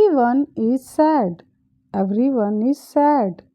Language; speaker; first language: English; non-native, fluent; Hindi